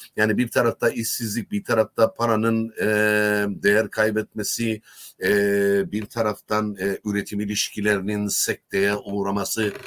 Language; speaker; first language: Turkish; native; Turkish